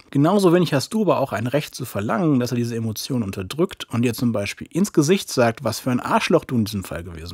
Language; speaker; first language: German; native; German